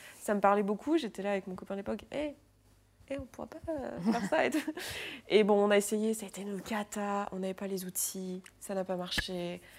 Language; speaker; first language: French; native; French